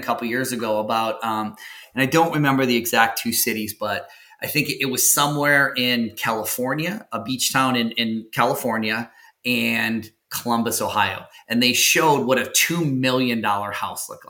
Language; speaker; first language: English; native; English